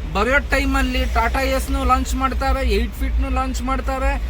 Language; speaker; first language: Kannada; non-native, learner; Urdu